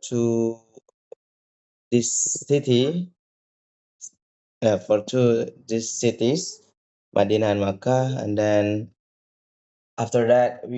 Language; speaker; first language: English; non-native, learner; Indonesian